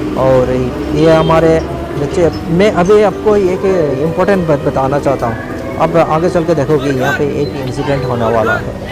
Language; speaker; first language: Hindi; non-native, local second language; Bangla